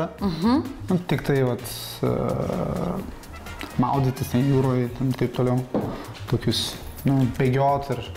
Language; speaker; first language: Lithuanian; non-native, fluent; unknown